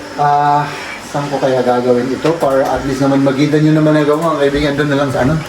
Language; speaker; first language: Filipino; native; Filipino